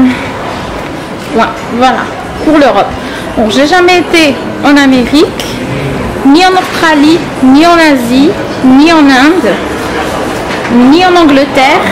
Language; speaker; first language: French; non-native, local second language; Malagasy